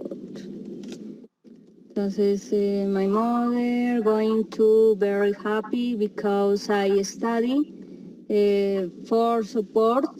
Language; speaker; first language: English; non-native, learner; Spanish